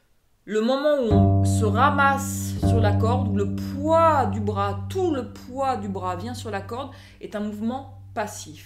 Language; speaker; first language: French; native; French